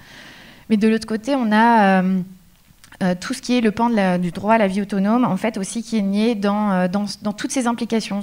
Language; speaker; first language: French; native; French